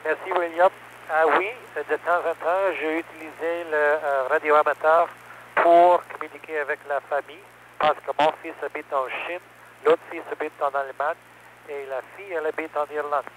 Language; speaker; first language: French; non-native, learner; English